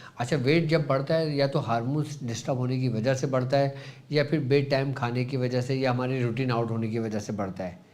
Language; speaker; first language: Urdu; native; Urdu